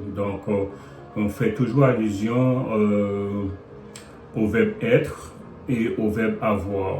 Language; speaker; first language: French; non-native, local second language; Haitian Creole